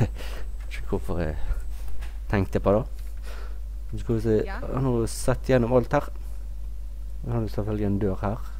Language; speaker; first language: Norwegian; native; Norwegian